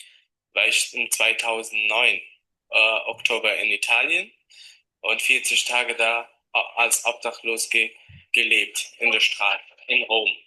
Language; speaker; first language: German; non-native, learner; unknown